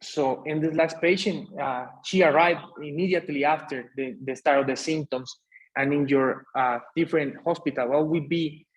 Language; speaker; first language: English; non-native, fluent; Spanish